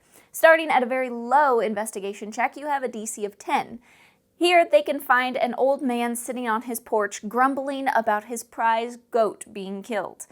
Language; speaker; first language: English; native; English